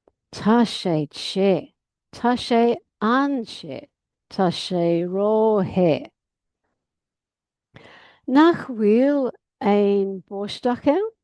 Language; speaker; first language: Irish; non-native, learner; English